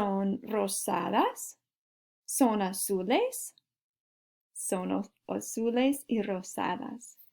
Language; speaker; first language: Spanish; non-native, fluent; English